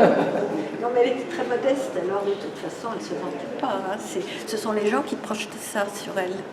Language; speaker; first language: French; native; French